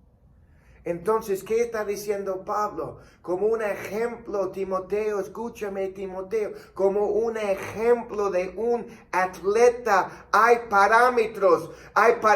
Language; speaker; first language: Spanish; non-native, fluent; English